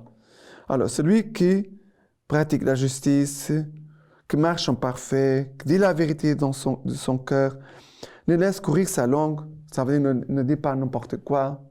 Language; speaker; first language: French; non-native, fluent; Portuguese